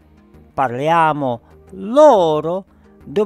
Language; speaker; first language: Italian; non-native, fluent; Czech